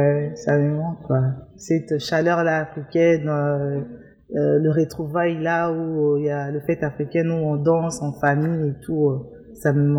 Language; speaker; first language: French; non-native, local second language; Luba-Lulua